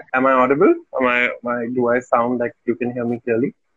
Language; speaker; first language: English; non-native, local second language; Hindi